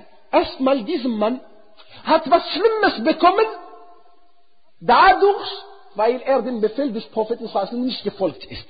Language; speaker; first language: German; non-native, fluent; Arabic